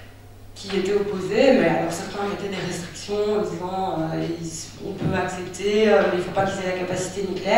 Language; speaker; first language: French; native; French